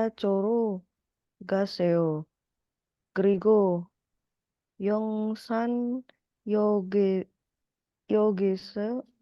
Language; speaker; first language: Korean; non-native, learner; Indonesian